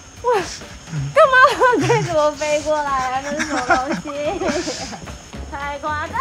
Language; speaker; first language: Chinese; native; Chinese